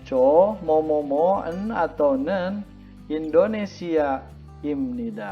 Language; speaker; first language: Korean; non-native, learner; Indonesian